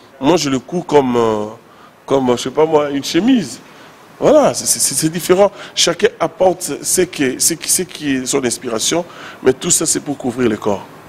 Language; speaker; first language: French; non-native, local second language; Lingala